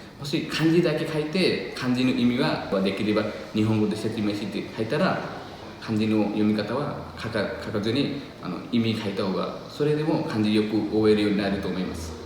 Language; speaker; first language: Japanese; non-native, learner; Nepali